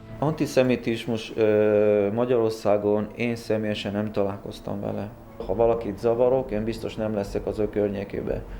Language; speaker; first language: Hungarian; early bilingual, heritage; Hungarian